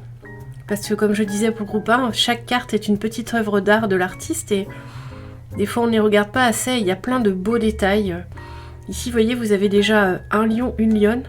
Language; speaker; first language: French; native; French